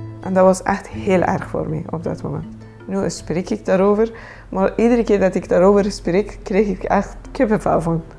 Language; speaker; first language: Dutch; non-native, fluent; Persian